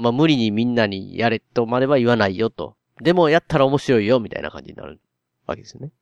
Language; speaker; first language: Japanese; native; Japanese